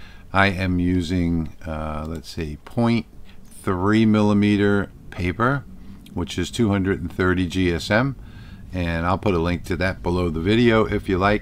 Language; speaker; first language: English; native; English